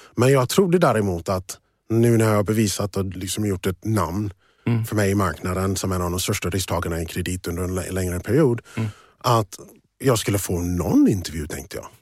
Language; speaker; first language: Swedish; early bilingual, other home language; English